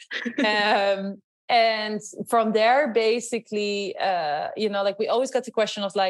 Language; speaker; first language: English; non-native, fluent; Dutch